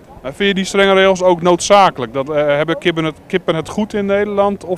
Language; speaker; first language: Dutch; native; Dutch